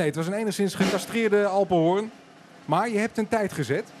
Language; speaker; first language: Dutch; native; Dutch